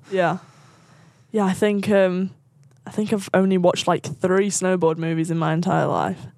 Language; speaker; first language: English; native; English